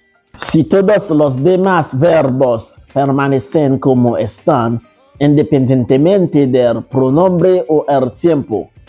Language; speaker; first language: Spanish; non-native, fluent; Haitian Creole